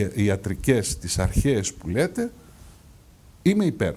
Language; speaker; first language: Greek; native; Greek